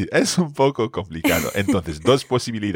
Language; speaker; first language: Spanish; non-native, fluent; English